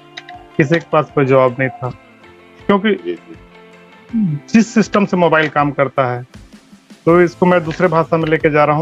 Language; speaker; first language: Hindi; native; Hindi